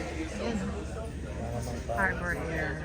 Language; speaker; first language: Filipino; native; Filipino